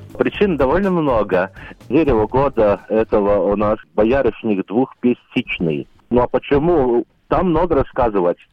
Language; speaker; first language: Russian; non-native, local second language; Latvian